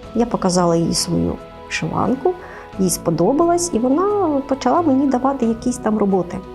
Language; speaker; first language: Ukrainian; native; Ukrainian